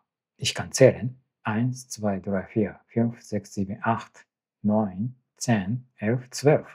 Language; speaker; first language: German; non-native, learner; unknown